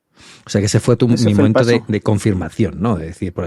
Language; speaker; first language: Spanish; native; Spanish